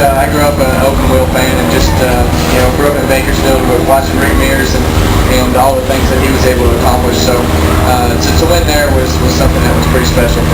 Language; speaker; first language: English; native; English